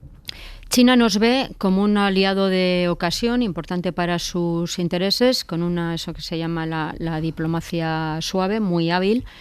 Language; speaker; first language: Spanish; native; Spanish